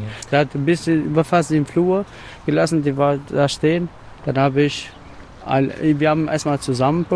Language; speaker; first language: German; non-native, learner; Albanian